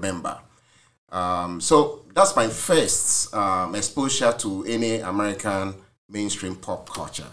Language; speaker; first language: English; non-native, local second language; Akan